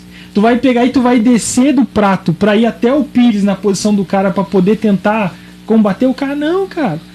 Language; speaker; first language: Portuguese; native; Portuguese